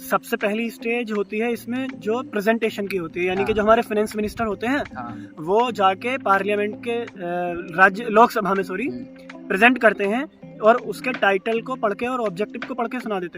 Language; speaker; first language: Hindi; native; Hindi